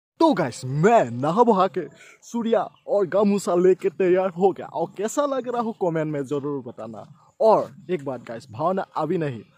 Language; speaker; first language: Hindi; non-native, local second language; Assamese